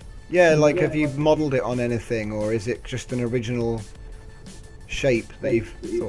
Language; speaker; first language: English; native; English